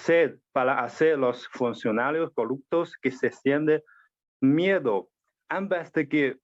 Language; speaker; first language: Spanish; non-native, learner; Chinese